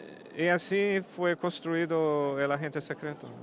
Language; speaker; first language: Spanish; non-native, fluent; Portuguese